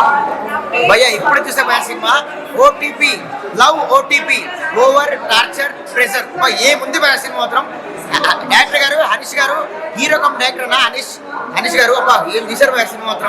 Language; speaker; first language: Telugu; native; Telugu